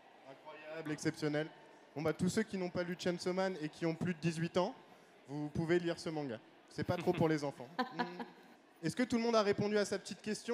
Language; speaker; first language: French; native; French